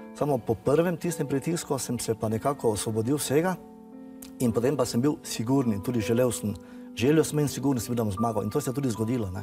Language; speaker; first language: Slovenian; early bilingual, other home language; Serbian